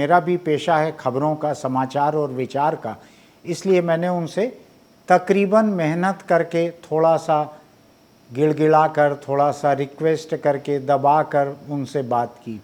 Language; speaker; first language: Hindi; native; Hindi